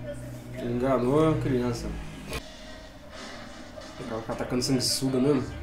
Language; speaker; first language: Portuguese; native; Portuguese